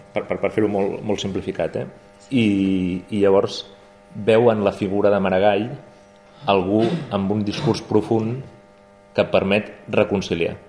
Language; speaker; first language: Catalan; native; Catalan